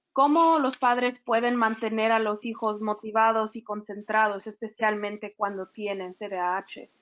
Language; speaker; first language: Spanish; early bilingual, heritage; Spanish